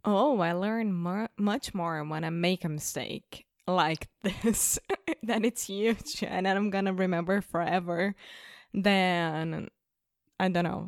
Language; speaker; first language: English; non-native, fluent; Portuguese